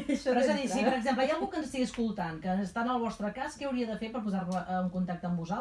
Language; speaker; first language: Catalan; native; Catalan